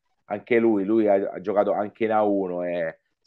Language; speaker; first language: Italian; native; Italian